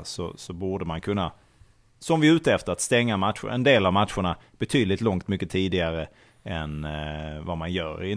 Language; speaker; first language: Swedish; native; Swedish